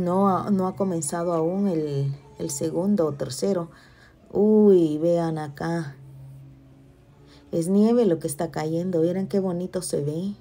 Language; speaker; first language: Spanish; native; Spanish